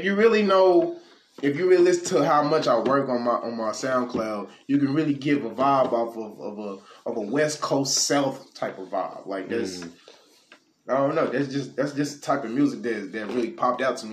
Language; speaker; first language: English; native; English